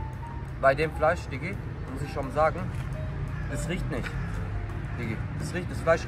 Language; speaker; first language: German; native; German